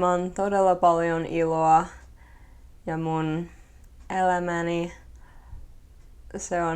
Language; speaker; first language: Finnish; non-native, fluent; English